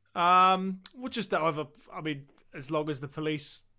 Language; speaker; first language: English; native; English